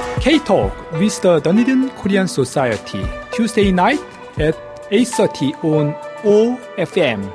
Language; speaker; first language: English; non-native, learner; Korean